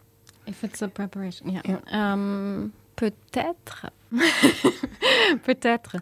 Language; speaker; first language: French; non-native, learner; German